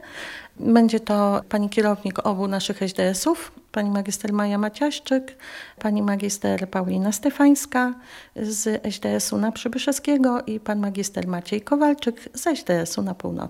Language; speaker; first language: Polish; native; Polish